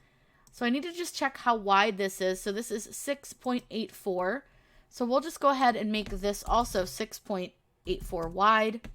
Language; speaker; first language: English; native; English